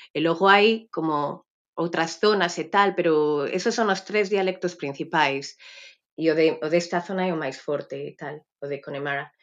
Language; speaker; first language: Galician; native; Galician